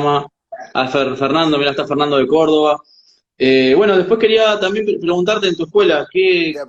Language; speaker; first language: Spanish; native; Spanish